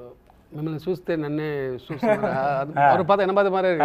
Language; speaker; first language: Telugu; non-native, learner; Tamil